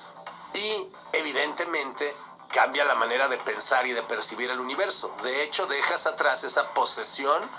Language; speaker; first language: Spanish; native; Spanish